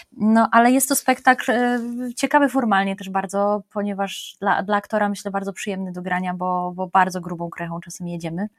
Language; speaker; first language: Polish; native; Polish